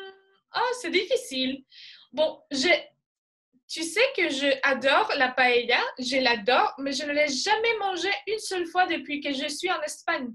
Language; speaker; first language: French; non-native, fluent; Spanish